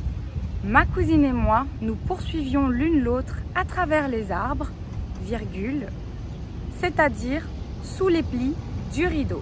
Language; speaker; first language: French; native; French